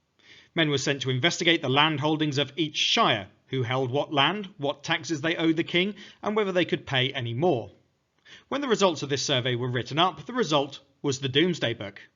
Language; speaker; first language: English; native; English